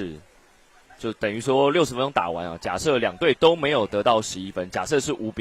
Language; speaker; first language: Chinese; native; Chinese